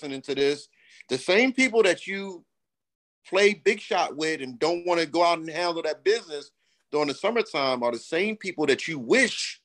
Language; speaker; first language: English; native; English